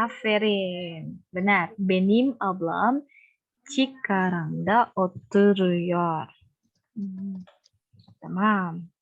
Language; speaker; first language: Turkish; non-native, fluent; Indonesian